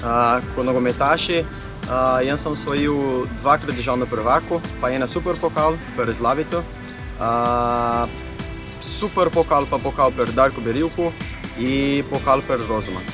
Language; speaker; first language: Slovenian; non-native, fluent; Portuguese